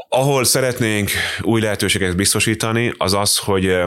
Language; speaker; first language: Hungarian; native; Hungarian